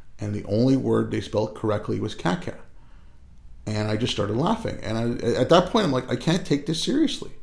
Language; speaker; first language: English; early bilingual, other home language; Urdu